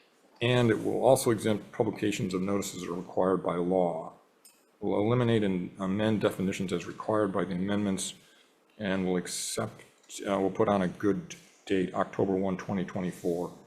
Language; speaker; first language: English; native; English